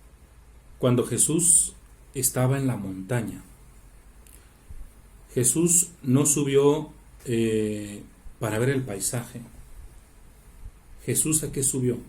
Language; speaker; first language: Spanish; native; Spanish